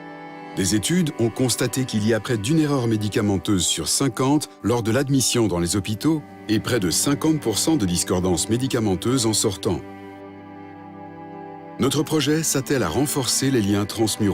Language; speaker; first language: French; native; French